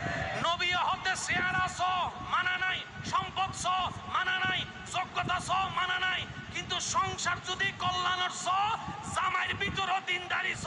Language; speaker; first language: Bangla; non-native, local second language; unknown